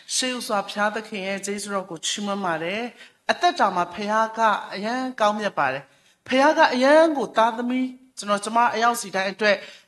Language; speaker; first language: Burmese; non-native, local second language; S'gaw Karen